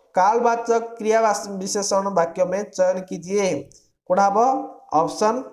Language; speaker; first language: Hindi; non-native, local second language; Odia